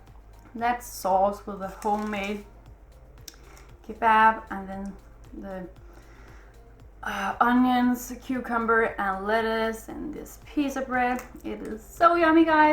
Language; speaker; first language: English; non-native, fluent; Danish